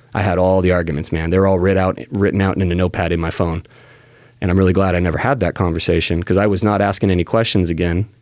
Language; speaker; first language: English; native; English